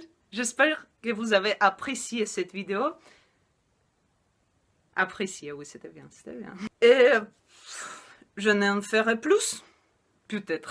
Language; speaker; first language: French; non-native, fluent; Russian